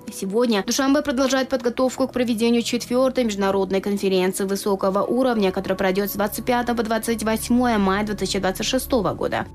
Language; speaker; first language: Russian; non-native, local second language; Tajik